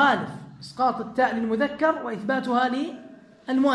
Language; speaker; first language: Arabic; native; Arabic